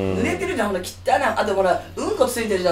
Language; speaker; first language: Japanese; native; Japanese